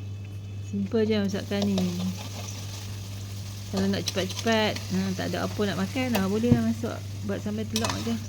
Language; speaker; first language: Malay; native; Malay